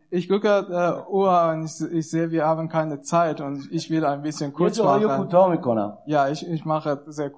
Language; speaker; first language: German; non-native, learner; Persian